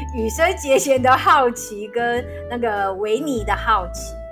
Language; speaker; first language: Chinese; native; Chinese